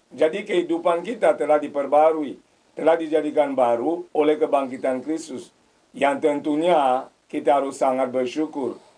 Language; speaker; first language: Indonesian; non-native, fluent; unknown